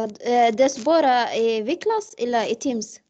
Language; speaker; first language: Swedish; non-native, learner; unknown